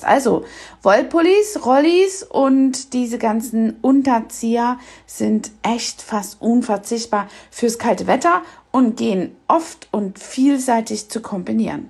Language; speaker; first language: German; native; German